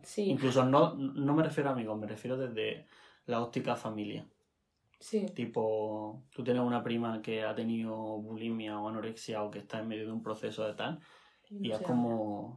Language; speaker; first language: Spanish; native; Spanish